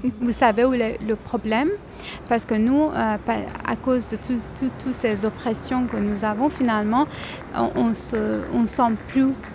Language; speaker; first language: French; non-native, fluent; Persian